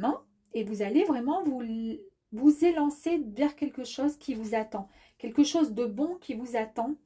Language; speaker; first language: French; native; French